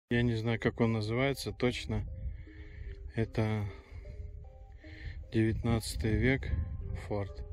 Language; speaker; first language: Russian; native; Russian